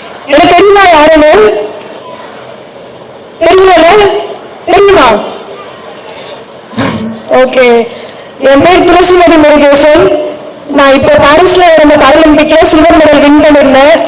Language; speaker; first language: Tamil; native; Tamil